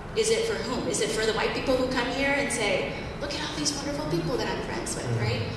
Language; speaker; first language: English; native; English